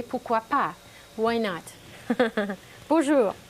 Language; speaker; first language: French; non-native, fluent; English